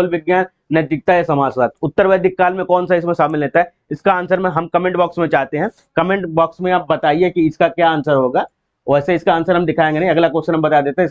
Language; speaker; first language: Hindi; native; Hindi